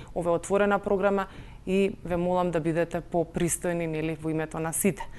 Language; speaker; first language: Macedonian; native; Macedonian